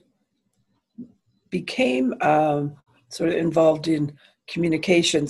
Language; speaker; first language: English; native; English